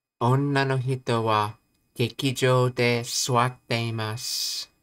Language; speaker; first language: Japanese; non-native, learner; English